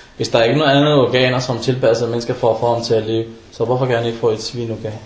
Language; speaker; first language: Danish; non-native, fluent; Arabic